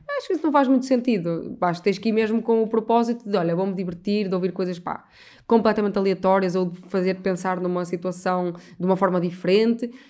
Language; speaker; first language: Portuguese; native; Portuguese